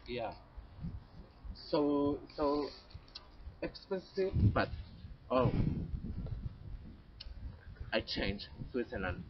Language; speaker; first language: English; non-native, learner; Spanish